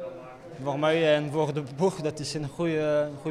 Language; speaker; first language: Dutch; non-native, learner; Italian